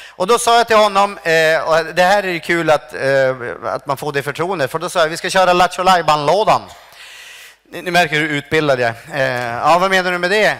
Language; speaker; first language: Swedish; native; Swedish